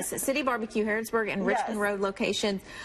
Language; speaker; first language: English; native; English